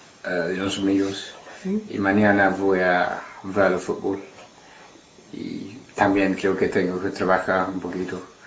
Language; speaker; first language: Spanish; non-native, learner; English